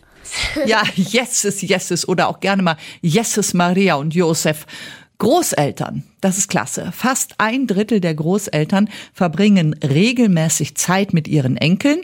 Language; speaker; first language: German; native; German